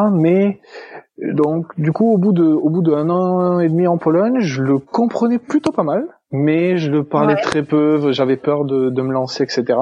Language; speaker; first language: French; native; French